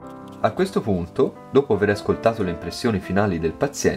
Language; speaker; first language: Italian; native; Italian